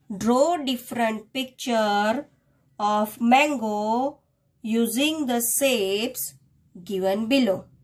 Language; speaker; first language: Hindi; non-native, local second language; Gujarati